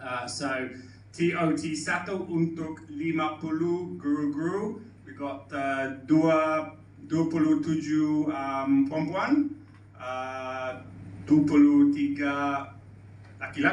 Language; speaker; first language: Indonesian; non-native, learner; English